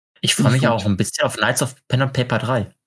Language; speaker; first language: German; native; German